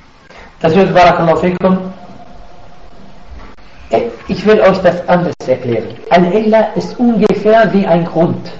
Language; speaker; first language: German; non-native, fluent; Arabic